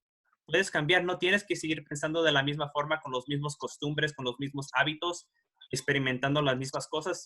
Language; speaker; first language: Spanish; early bilingual, heritage; Spanish